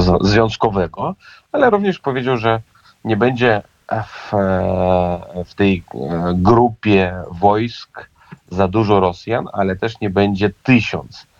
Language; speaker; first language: Polish; non-native, fluent; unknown